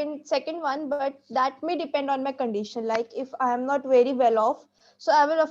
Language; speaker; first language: English; non-native, local second language; Hindi